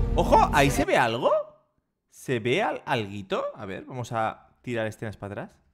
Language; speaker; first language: Spanish; native; Spanish